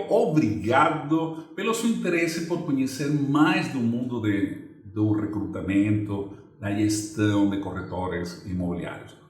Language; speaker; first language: Portuguese; non-native, fluent; Spanish